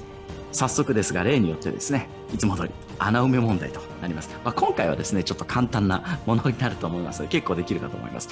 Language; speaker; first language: Japanese; native; Japanese